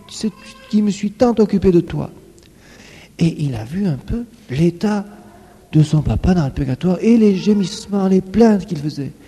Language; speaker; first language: French; native; French